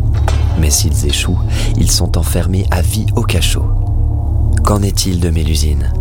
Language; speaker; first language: French; native; French